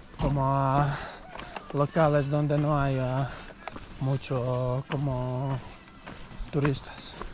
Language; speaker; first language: Spanish; non-native, learner; Croatian